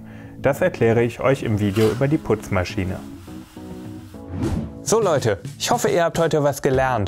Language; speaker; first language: German; native; German